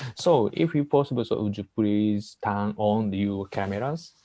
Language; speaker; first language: English; non-native, learner; Japanese